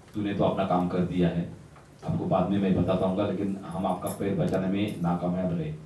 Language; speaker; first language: Hindi; non-native, local second language; Marathi